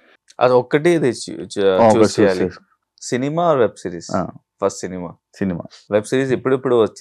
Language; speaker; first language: Telugu; non-native, learner; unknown